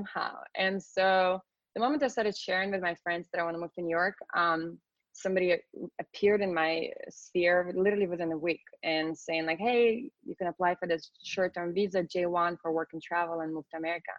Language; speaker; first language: English; non-native, fluent; Russian